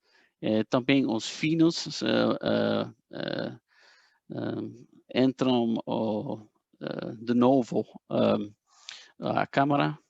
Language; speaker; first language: Portuguese; non-native, fluent; Dutch